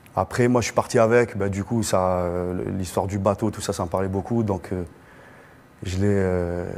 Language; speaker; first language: French; non-native, local second language; Arabic